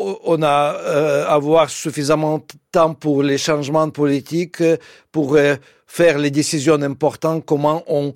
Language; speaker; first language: French; non-native, fluent; Russian